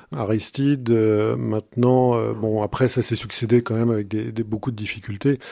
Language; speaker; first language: French; native; French